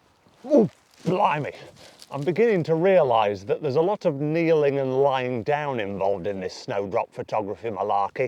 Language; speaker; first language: English; native; English